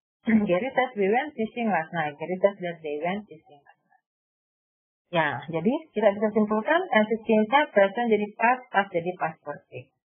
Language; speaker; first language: English; non-native, fluent; Indonesian